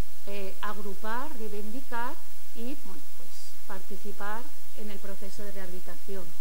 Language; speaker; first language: Spanish; native; Spanish